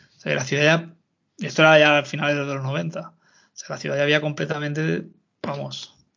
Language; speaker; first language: Spanish; native; Spanish